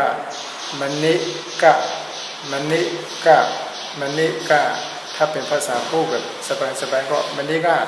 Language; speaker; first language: Thai; non-native, fluent; Burmese